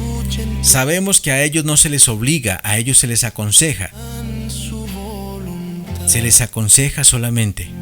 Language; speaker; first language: Spanish; native; Spanish